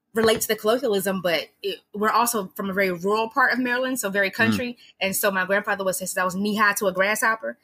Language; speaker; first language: English; native; English